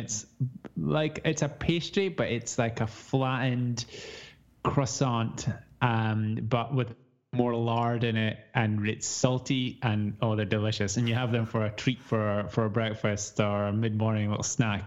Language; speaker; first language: English; native; English